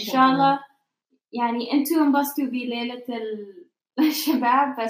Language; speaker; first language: Arabic; non-native, learner; English